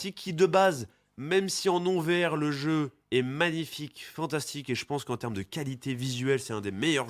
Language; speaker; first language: French; native; French